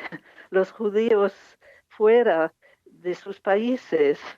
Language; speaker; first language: Spanish; non-native, fluent; English